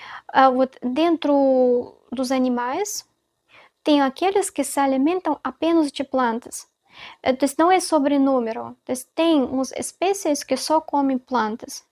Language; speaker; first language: Portuguese; non-native, fluent; Russian